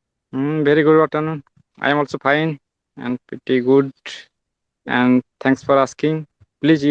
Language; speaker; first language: English; non-native, learner; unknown